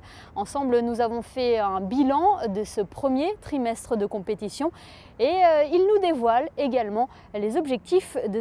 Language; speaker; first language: French; native; French